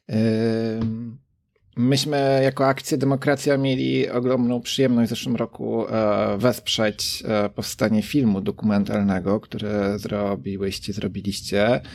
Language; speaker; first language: Polish; native; Polish